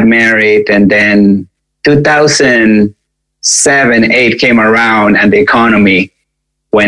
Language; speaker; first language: English; non-native, fluent; Spanish